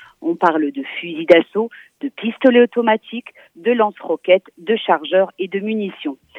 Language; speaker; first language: French; native; French